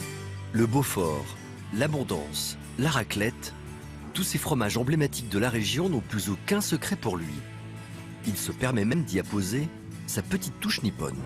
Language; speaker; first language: French; native; French